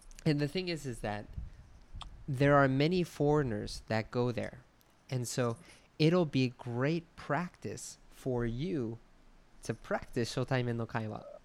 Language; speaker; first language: English; native; English